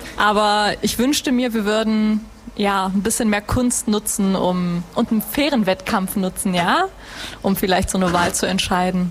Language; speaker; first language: German; native; German